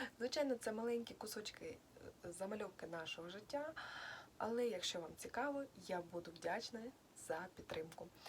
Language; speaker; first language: Ukrainian; non-native, local second language; Russian